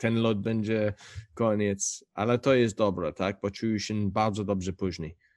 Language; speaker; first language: Polish; non-native, learner; English